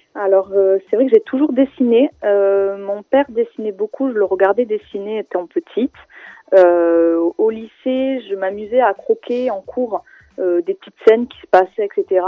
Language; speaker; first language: French; native; French